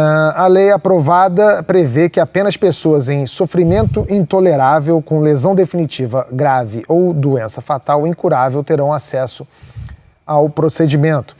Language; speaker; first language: Portuguese; native; Portuguese